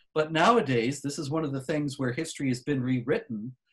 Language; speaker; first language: English; native; English